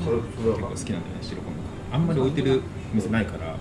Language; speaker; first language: Japanese; native; Japanese